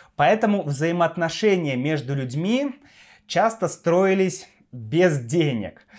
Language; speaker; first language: Russian; native; Russian